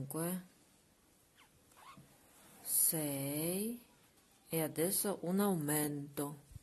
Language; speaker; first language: Italian; non-native, learner; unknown